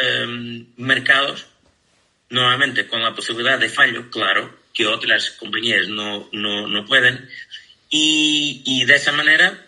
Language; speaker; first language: Spanish; non-native, fluent; Portuguese